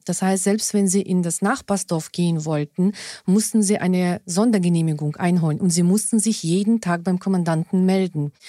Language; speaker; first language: German; non-native, fluent; Russian